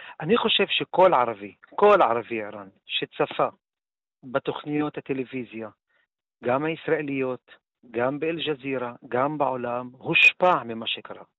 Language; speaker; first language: Hebrew; non-native, local second language; Arabic